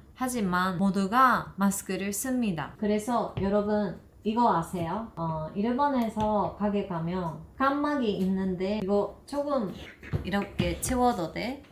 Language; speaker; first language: Korean; non-native, learner; Japanese